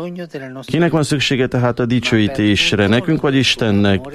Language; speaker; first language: Hungarian; native; Hungarian